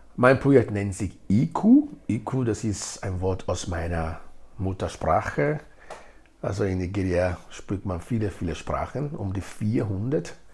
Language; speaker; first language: German; non-native, fluent; Bini